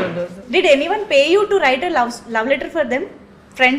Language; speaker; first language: Telugu; native; Telugu